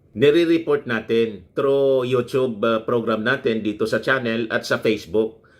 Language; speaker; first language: Filipino; non-native, local second language; Bikol